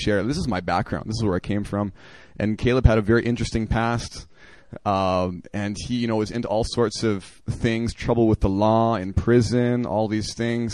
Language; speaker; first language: English; native; English